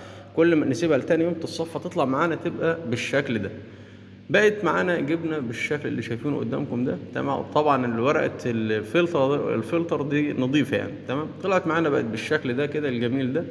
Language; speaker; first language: Arabic; native; Arabic